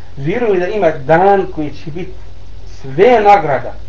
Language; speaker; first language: Bosnian; non-native, learner; Arabic